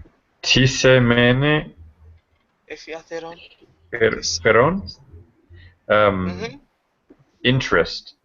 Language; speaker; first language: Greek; non-native, learner; English